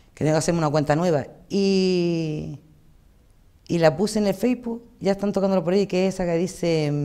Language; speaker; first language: Spanish; native; Spanish